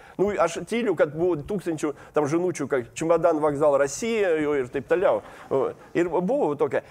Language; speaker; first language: Lithuanian; non-native, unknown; Russian